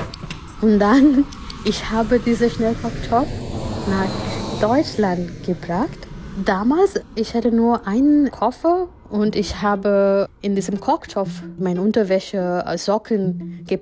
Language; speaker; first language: German; non-native, learner; Gujarati